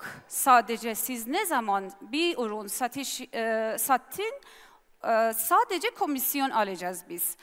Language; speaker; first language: Turkish; non-native, learner; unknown